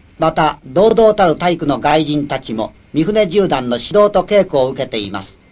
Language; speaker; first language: Japanese; native; Japanese